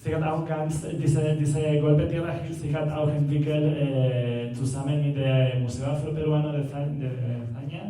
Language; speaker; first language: German; non-native, learner; Spanish